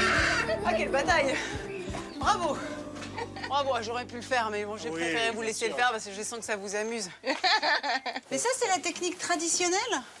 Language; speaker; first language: French; native; French